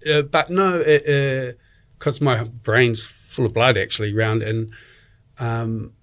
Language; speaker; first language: English; native; English